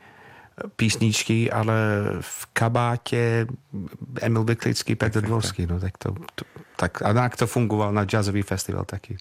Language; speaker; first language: Czech; non-native, fluent; English